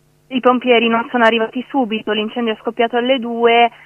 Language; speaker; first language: Italian; native; Italian